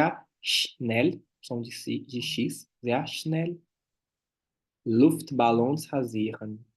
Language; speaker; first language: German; non-native, fluent; Portuguese